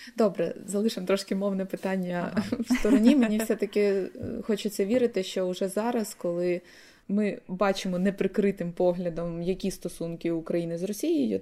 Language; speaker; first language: Ukrainian; native; Ukrainian